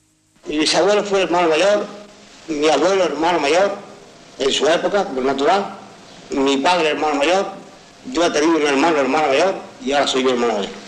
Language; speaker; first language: Spanish; native; Spanish